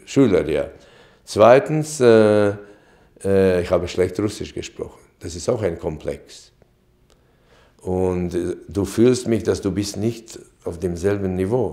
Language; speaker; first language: German; non-native, fluent; Latvian